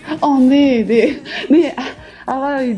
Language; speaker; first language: Korean; non-native, learner; Chinese